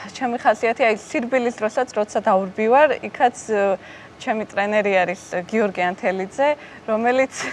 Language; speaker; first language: Georgian; native; Georgian